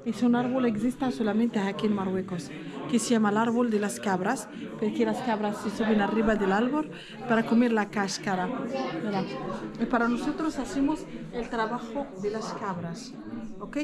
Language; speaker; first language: Spanish; non-native, learner; Arabic